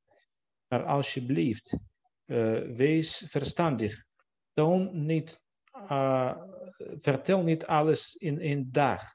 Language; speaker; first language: Dutch; non-native, fluent; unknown